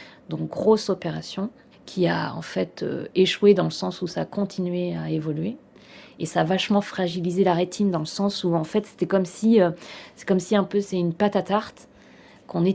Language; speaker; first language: French; native; French